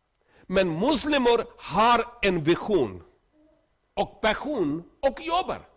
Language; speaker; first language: Swedish; non-native, learner; Urdu